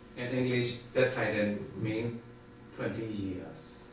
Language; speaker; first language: English; non-native, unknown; Burmese